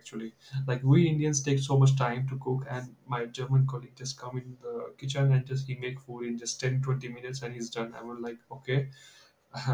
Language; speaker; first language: English; non-native, local second language; Hindi